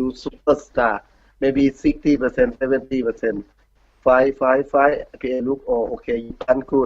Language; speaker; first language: English; non-native, learner; Thai